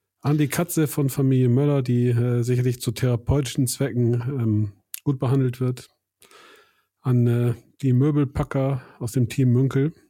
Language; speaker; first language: German; native; German